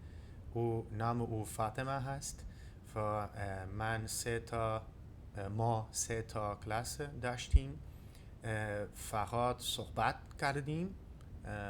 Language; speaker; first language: Persian; non-native, learner; Dutch